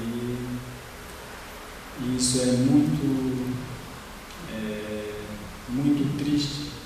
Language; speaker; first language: Portuguese; non-native, local second language; Guarani